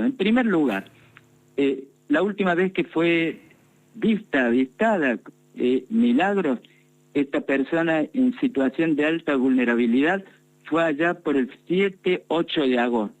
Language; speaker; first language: Spanish; native; Spanish